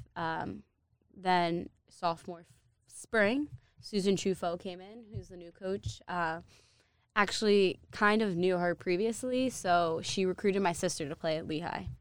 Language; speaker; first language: English; native; English